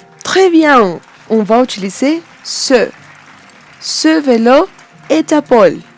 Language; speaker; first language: French; non-native, fluent; Spanish